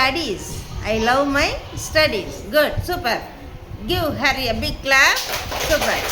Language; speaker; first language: English; non-native, local second language; Tamil